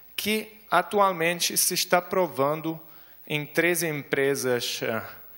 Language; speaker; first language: Portuguese; non-native, fluent; German